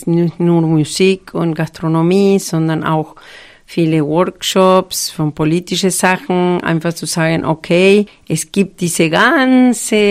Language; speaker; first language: German; non-native, fluent; Spanish